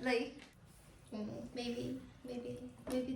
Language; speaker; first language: English; non-native, learner; Korean